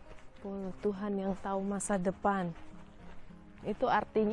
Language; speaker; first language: Indonesian; native; Indonesian